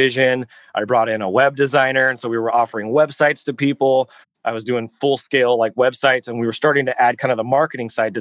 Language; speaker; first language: English; native; English